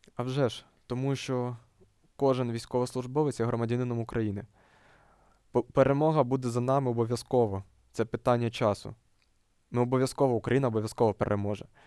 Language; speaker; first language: Ukrainian; native; Ukrainian